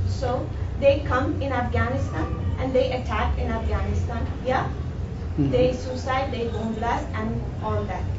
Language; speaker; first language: English; non-native, learner; Persian